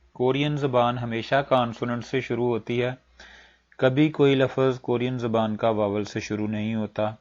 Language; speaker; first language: Urdu; native; Urdu